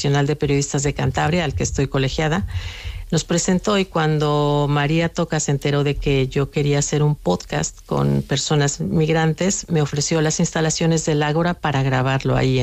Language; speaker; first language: Spanish; native; Spanish